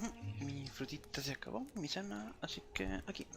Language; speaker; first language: Spanish; native; Spanish